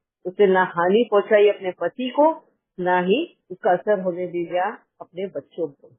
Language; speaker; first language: Hindi; native; Hindi